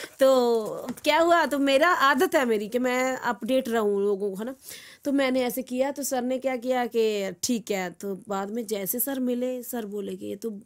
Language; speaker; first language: Hindi; non-native, local second language; Punjabi